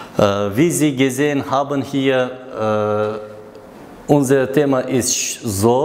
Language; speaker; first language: German; non-native, learner; Uzbek